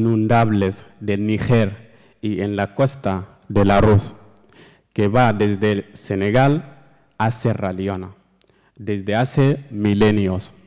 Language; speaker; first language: Spanish; non-native, learner; Fula